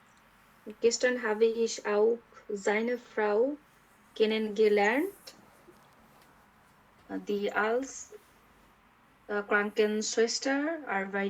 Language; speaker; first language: German; non-native, learner; Bangla